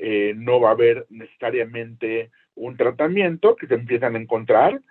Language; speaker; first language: Spanish; native; Spanish